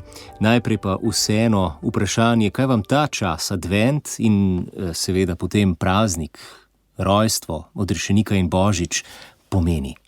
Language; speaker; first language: Slovenian; native; Slovenian